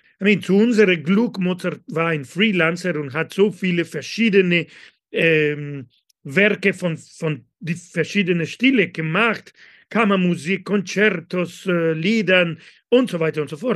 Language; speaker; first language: German; non-native, fluent; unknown